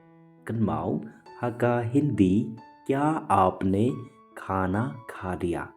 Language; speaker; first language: Hindi; non-native, local second language; Khasi